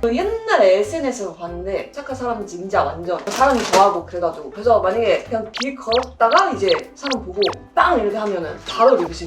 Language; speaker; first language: Korean; non-native, fluent; Chinese